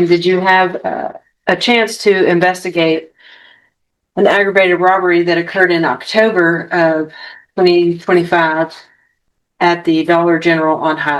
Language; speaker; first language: English; native; English